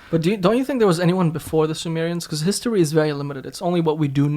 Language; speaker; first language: English; native; English